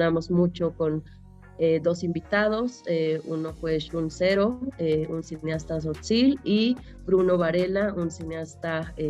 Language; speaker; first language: Spanish; native; Spanish